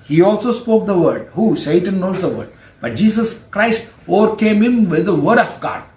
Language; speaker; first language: English; non-native, local second language; Tamil